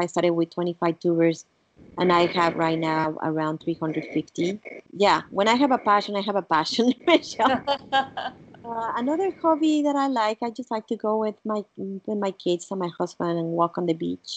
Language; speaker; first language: English; non-native, fluent; Spanish